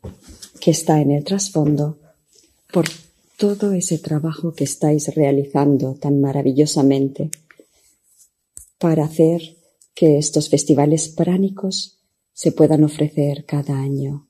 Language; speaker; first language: Spanish; non-native, fluent; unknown